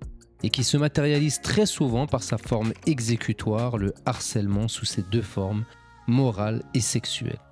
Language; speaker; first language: French; native; French